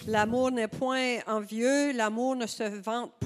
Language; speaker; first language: French; native; French